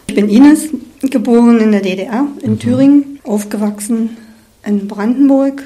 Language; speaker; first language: German; native; German